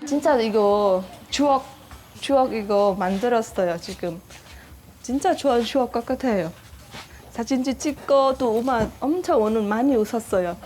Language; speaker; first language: Korean; non-native, learner; Thai